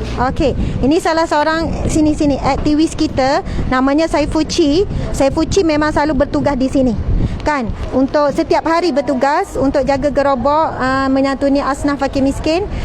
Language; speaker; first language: Malay; native; Malay